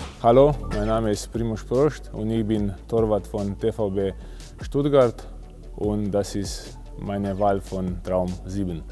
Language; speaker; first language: German; non-native, fluent; Slovenian